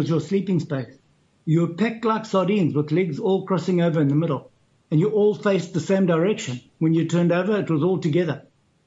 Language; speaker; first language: English; native; English